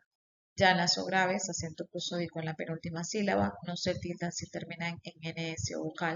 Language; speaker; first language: Spanish; native; Spanish